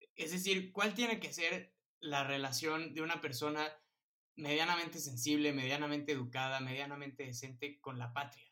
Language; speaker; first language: Spanish; native; Spanish